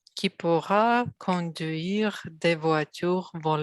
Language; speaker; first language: French; non-native, learner; Russian